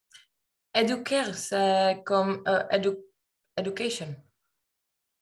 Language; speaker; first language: French; non-native, learner; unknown